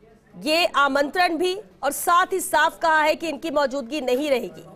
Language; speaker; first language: Hindi; native; Hindi